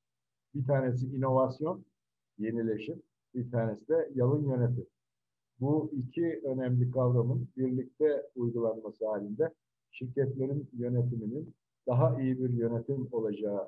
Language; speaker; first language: Turkish; native; Turkish